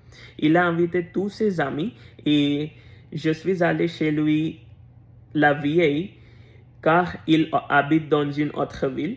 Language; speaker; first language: French; non-native, learner; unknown